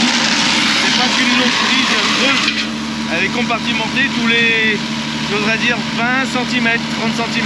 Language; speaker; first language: French; native; French